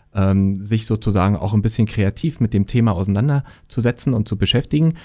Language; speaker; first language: German; native; German